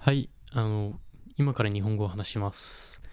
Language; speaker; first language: Japanese; non-native, fluent; English